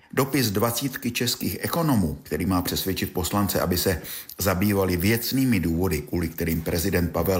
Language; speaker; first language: Czech; native; Czech